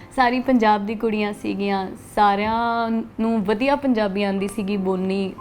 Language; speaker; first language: Punjabi; native; Punjabi